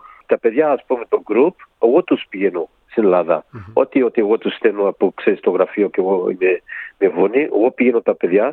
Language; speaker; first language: Greek; early bilingual, heritage; Greek